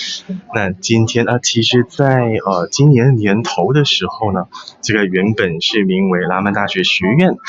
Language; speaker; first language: Chinese; native; Chinese